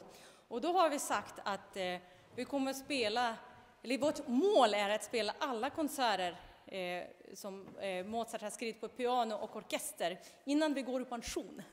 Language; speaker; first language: Swedish; non-native, fluent; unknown